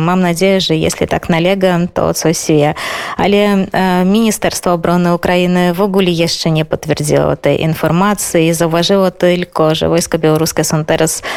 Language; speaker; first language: Polish; non-native, fluent; Belarusian